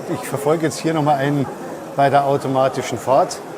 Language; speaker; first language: German; native; German